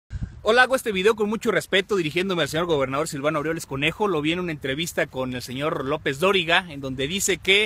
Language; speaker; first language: Spanish; native; Spanish